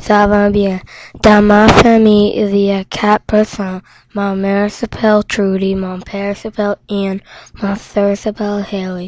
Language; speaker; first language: French; non-native, local second language; English